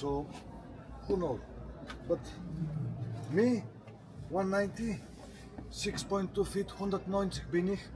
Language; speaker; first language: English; non-native, learner; Greek